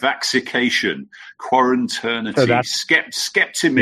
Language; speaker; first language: English; native; English